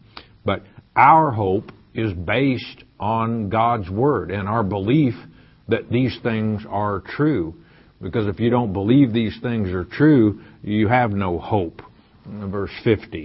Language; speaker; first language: English; native; English